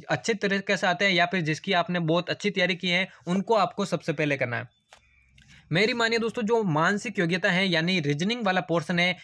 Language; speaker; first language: Hindi; native; Hindi